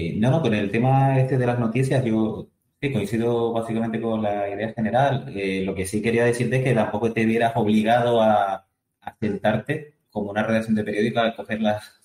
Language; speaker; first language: Spanish; native; Spanish